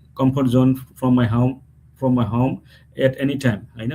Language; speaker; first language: English; non-native, local second language; Nepali